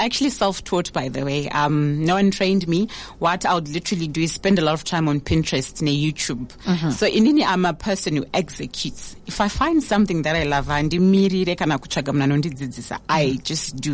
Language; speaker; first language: English; non-native, local second language; Shona